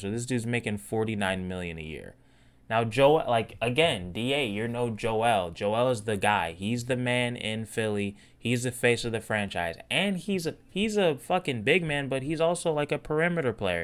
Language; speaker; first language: English; native; English